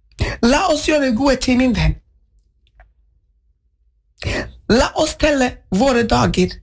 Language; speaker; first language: Norwegian; non-native, fluent; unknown